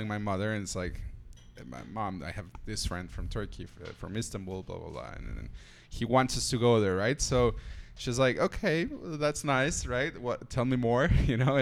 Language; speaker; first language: English; non-native, fluent; Spanish